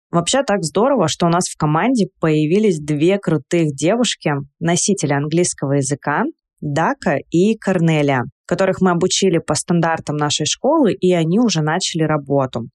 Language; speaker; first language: Russian; native; Russian